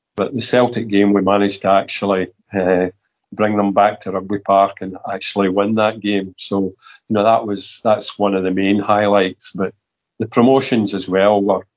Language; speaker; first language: English; native; English